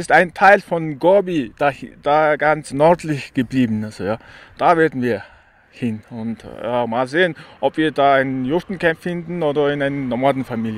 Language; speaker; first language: German; non-native, learner; Mongolian